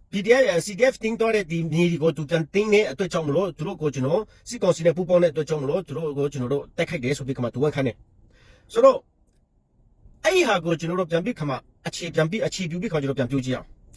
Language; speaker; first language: Burmese; non-native, local second language; Hakha Chin